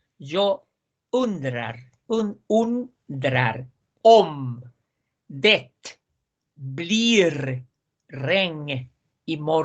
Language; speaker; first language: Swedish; non-native, fluent; Spanish